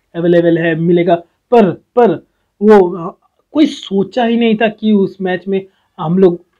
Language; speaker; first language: Hindi; non-native, local second language; Bangla